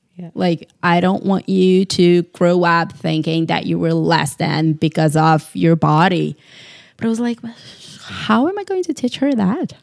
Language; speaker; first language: English; non-native, fluent; Portuguese